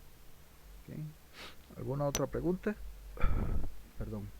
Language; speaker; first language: Spanish; native; Spanish